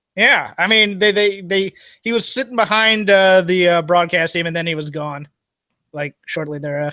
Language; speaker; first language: English; native; English